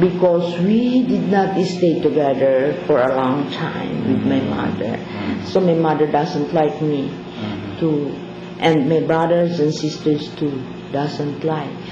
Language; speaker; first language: English; non-native, local second language; Filipino